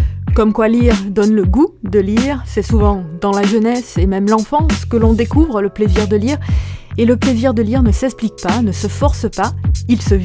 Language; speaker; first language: French; native; French